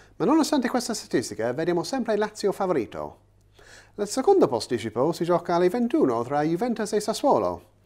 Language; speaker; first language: Italian; non-native, fluent; English